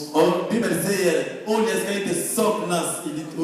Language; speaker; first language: Swedish; non-native, fluent; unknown